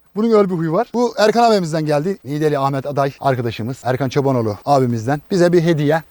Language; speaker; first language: Turkish; native; Turkish